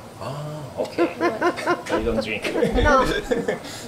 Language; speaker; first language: English; non-native, local second language; Japanese